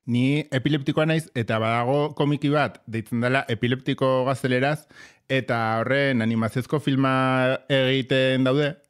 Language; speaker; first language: Basque; native; Basque